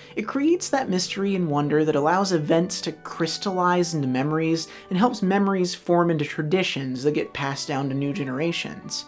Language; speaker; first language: English; native; English